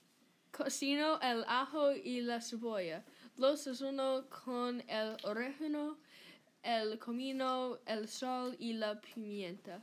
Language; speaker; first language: Spanish; non-native, learner; English